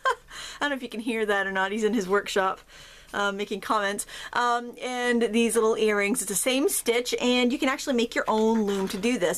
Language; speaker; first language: English; native; English